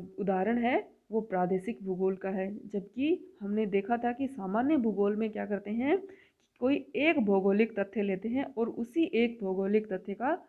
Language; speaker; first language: Hindi; native; Hindi